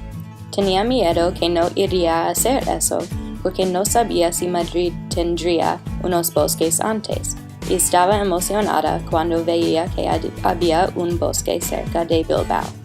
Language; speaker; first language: Spanish; non-native, learner; English